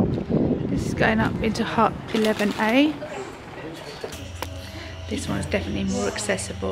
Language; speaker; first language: English; native; English